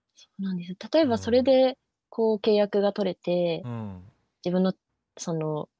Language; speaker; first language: Japanese; native; Japanese